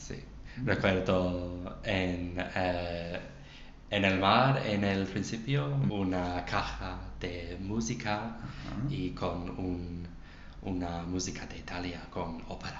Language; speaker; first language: Spanish; non-native, learner; English